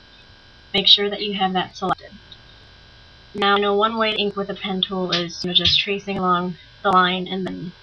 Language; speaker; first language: English; native; English